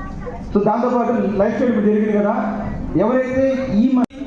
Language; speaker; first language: Telugu; native; Telugu